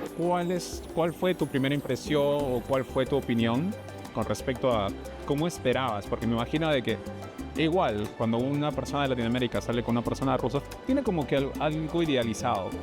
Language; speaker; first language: Spanish; native; Spanish